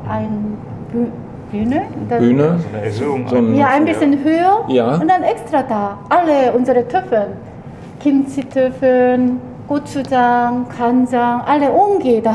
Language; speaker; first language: German; non-native, learner; Korean